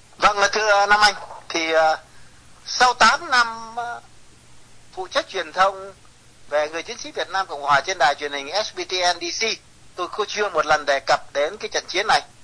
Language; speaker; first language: Vietnamese; native; Vietnamese